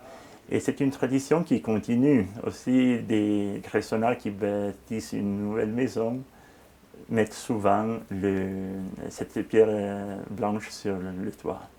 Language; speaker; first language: French; non-native, local second language; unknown